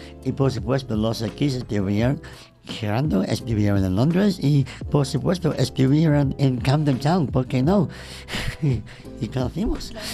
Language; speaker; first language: Spanish; non-native, learner; English